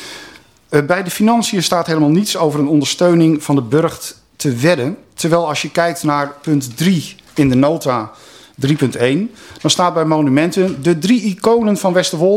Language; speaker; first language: Dutch; native; Dutch